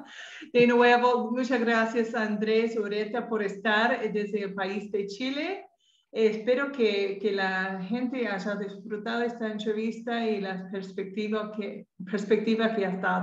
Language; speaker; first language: Spanish; non-native, fluent; English